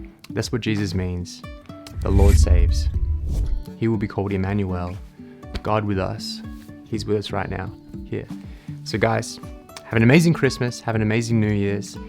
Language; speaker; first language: English; native; English